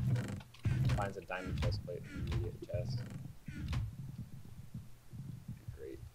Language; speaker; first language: English; native; English